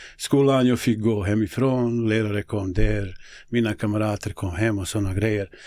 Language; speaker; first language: Swedish; non-native, fluent; Bosnian